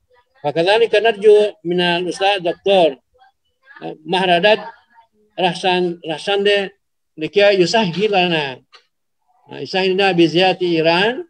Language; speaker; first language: Arabic; non-native, fluent; Indonesian